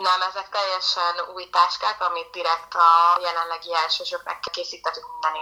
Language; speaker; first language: Hungarian; native; Hungarian